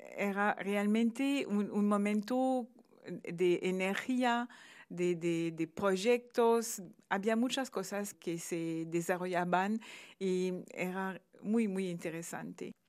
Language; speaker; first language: Spanish; non-native, fluent; French